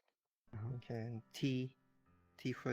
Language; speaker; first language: English; non-native, learner; Japanese